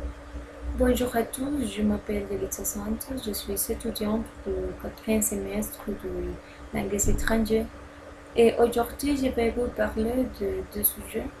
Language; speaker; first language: French; non-native, learner; Spanish